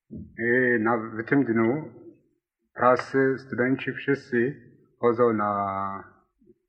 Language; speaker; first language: Polish; non-native, learner; Amharic